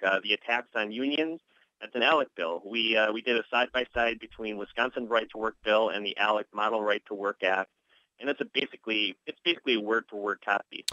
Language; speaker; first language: English; native; English